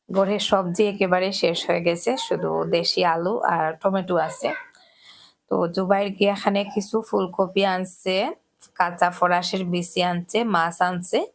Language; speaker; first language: Bangla; native; Bangla